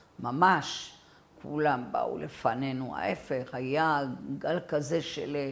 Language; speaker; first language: Hebrew; early bilingual, other home language; French